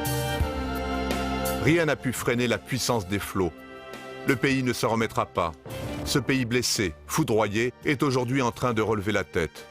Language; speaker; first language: French; native; French